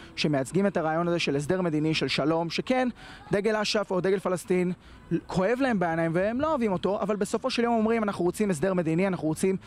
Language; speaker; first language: Hebrew; native; Hebrew